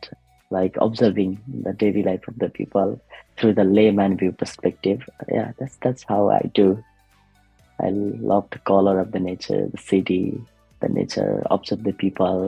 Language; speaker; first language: English; non-native, learner; Nepali